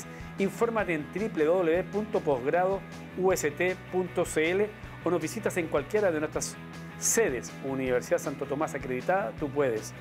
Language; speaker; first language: Spanish; native; Spanish